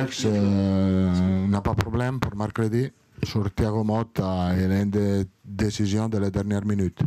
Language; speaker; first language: French; non-native, learner; Italian